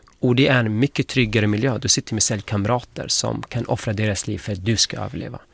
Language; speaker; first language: Swedish; non-native, fluent; Arabic